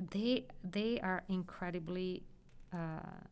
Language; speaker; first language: English; non-native, fluent; Italian